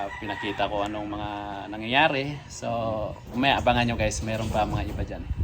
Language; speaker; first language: Filipino; non-native, local second language; Maranao